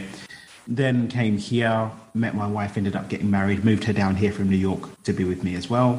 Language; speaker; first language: English; native; English